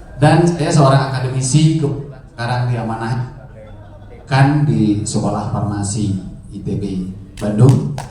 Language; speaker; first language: Indonesian; non-native, local second language; Balinese